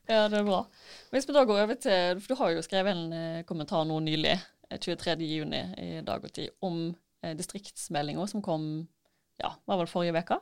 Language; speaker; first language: Norwegian; native; Norwegian